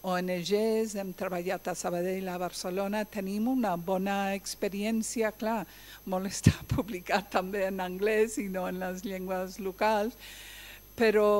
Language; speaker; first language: Catalan; non-native, fluent; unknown